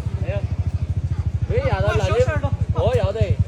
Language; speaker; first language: Chinese; native; Chinese